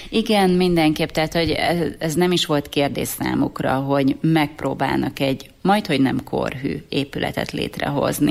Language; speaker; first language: Hungarian; native; Hungarian